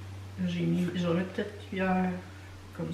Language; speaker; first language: French; native; French